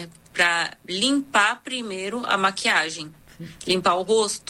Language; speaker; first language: Portuguese; early bilingual, other home language; Korean